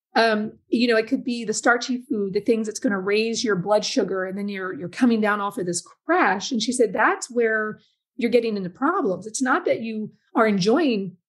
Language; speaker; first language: English; native; English